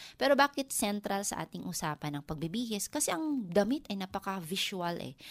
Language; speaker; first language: Filipino; non-native, local second language; Waray